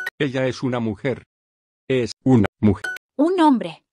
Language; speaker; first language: Spanish; non-native, learner; English